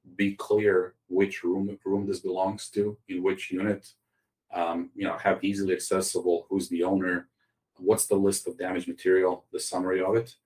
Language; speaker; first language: English; non-native, fluent; Croatian